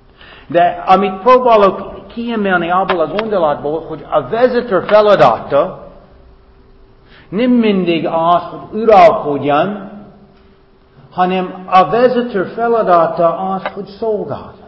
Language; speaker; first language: Hungarian; non-native, fluent; English